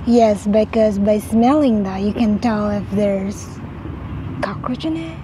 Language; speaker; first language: English; non-native, local second language; Cebuano